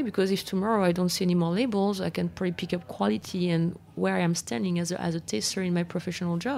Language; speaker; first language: English; non-native, fluent; French